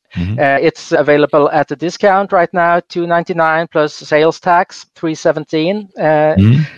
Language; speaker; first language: English; non-native, fluent; Swedish